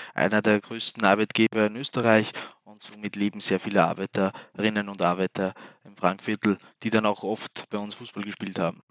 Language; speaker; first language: German; native; German